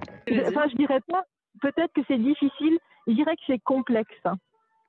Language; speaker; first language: French; native; French